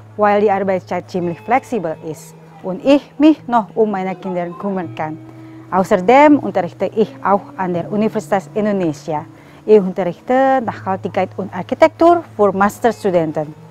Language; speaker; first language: German; non-native, fluent; Indonesian